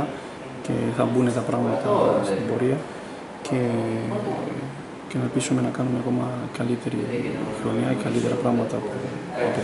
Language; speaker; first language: Greek; non-native, fluent; Spanish